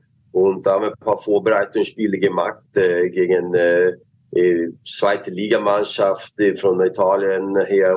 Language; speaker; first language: German; non-native, fluent; Swedish